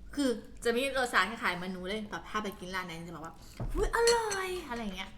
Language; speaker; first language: Thai; non-native, local second language; Northeastern Thai